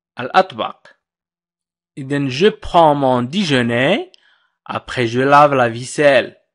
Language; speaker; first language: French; non-native, fluent; Arabic